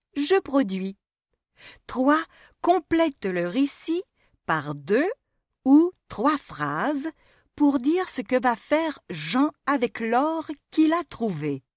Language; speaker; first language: French; non-native, local second language; Arabic